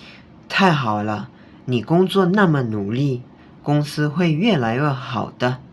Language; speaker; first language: Chinese; non-native, fluent; Indonesian